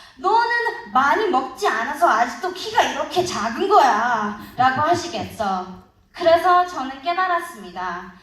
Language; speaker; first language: Korean; early bilingual, heritage; Korean